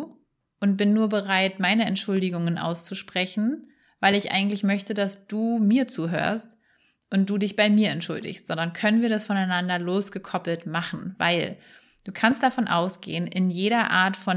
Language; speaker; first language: German; native; German